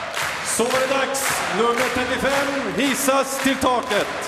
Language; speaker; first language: Swedish; native; Swedish